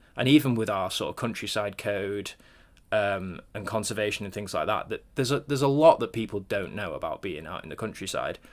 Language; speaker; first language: English; native; English